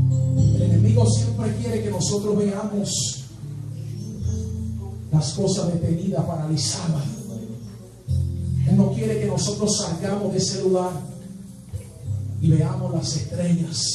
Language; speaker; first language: Spanish; native; Spanish